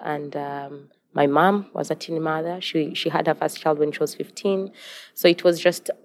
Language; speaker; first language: English; non-native, local second language; Ganda